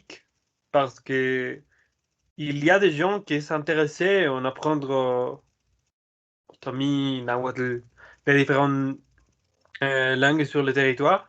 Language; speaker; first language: French; non-native, learner; Spanish